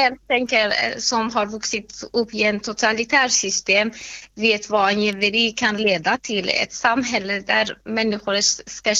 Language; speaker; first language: Swedish; non-native, fluent; Persian